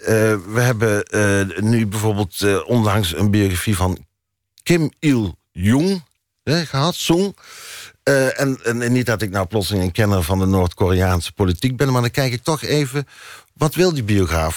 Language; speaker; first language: Dutch; native; Dutch